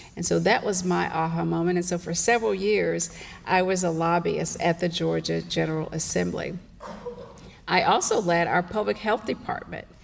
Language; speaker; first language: English; native; English